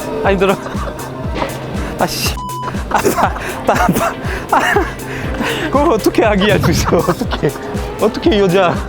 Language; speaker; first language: Korean; non-native, learner; French